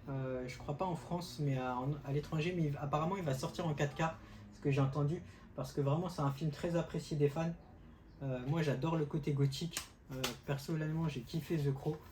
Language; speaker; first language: French; native; French